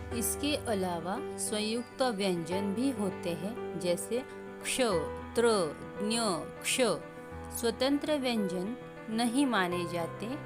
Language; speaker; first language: Hindi; non-native, local second language; Marathi